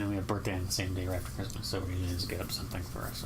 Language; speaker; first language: English; native; English